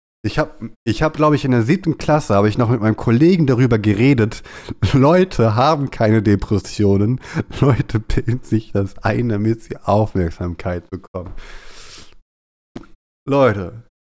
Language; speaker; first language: German; native; German